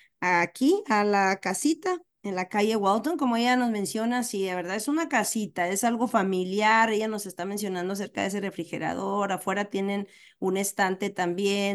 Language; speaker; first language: Spanish; native; Spanish